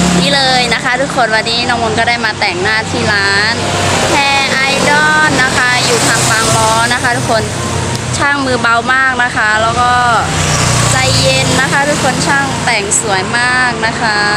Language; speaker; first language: Thai; non-native, local second language; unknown